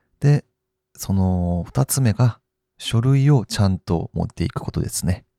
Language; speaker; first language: Japanese; non-native, fluent; Korean